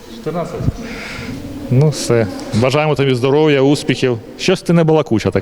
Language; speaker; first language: Ukrainian; native; Ukrainian